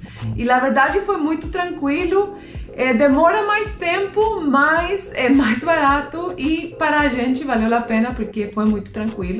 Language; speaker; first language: Portuguese; non-native, fluent; Spanish